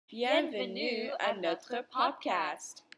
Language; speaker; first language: French; non-native, learner; English